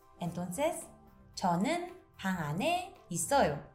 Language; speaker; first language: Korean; non-native, learner; Spanish